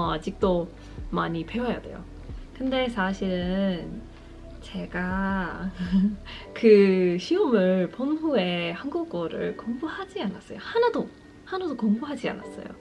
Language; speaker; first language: Korean; non-native, fluent; English